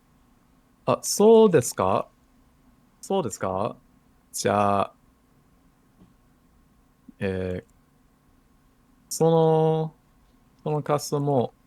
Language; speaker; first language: Japanese; non-native, learner; English